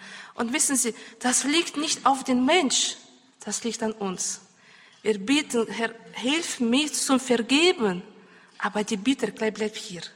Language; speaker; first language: German; non-native, learner; Russian